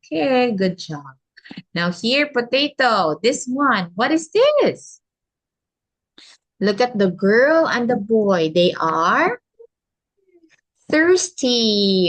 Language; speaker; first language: English; non-native, local second language; Filipino